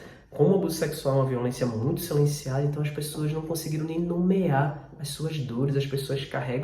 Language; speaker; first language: Portuguese; native; Portuguese